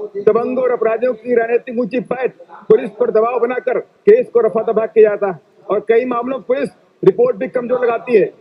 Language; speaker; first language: Hindi; native; Hindi